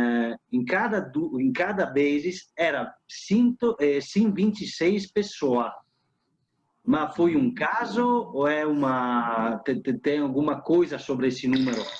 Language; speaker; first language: Portuguese; non-native, fluent; Italian